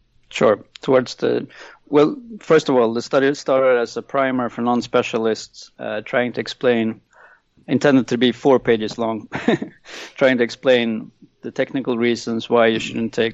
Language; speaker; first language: English; non-native, fluent; Swedish